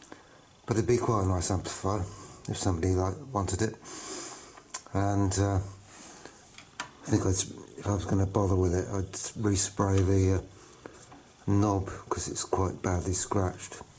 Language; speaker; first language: English; native; English